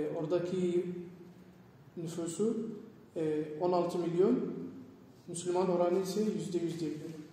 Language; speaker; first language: Turkish; non-native, fluent; Somali